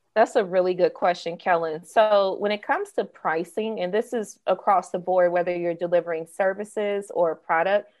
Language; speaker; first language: English; native; English